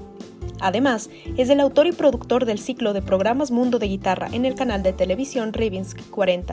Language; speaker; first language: Spanish; native; Spanish